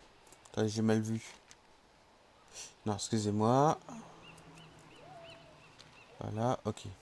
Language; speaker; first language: French; native; French